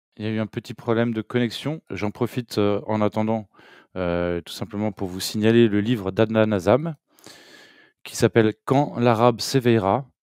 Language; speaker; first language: French; native; French